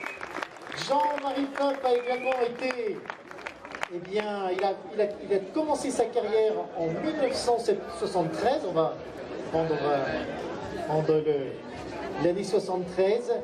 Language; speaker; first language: French; native; French